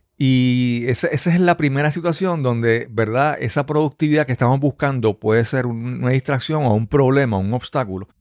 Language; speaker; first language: Spanish; native; Spanish